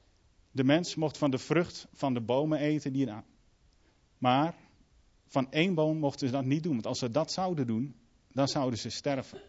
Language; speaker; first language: Dutch; native; Dutch